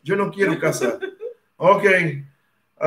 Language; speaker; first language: Spanish; non-native, learner; Haitian Creole